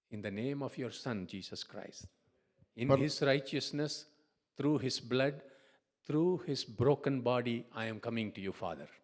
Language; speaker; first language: English; non-native, local second language; Tamil